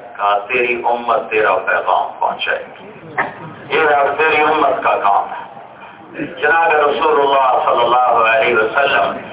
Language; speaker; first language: Urdu; non-native, local second language; Punjabi